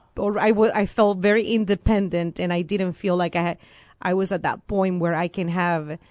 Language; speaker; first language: English; non-native, fluent; Spanish